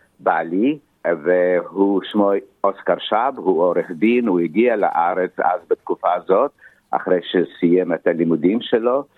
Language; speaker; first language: Hebrew; non-native, fluent; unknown